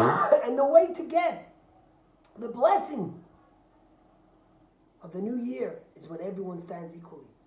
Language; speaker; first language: English; native; English